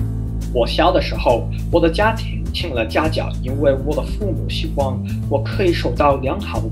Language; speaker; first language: Chinese; non-native, learner; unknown